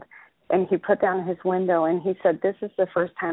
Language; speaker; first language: English; early bilingual, other home language; Spanish